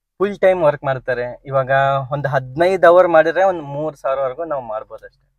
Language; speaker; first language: Kannada; native; Kannada